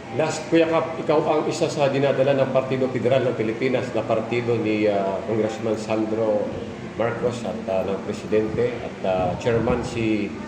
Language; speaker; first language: Filipino; native; Filipino